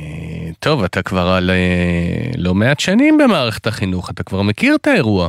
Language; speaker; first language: Hebrew; native; Hebrew